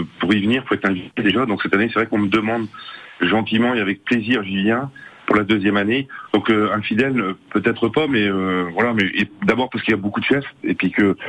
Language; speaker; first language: French; native; French